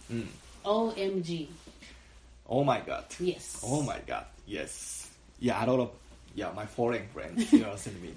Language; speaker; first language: English; non-native, learner; Japanese